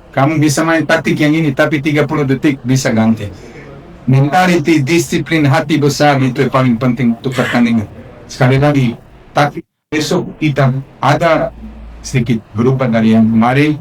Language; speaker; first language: Indonesian; non-native, fluent; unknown